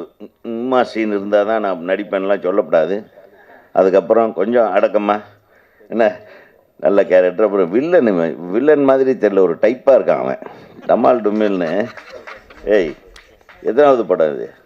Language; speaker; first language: Tamil; native; Tamil